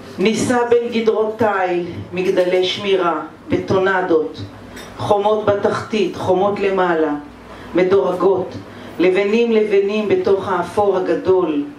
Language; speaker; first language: Hebrew; native; Hebrew